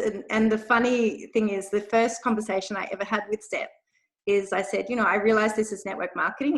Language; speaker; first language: English; native; English